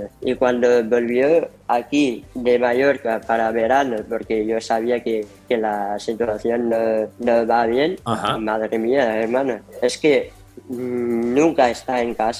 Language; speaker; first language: Spanish; early bilingual, heritage; Spanish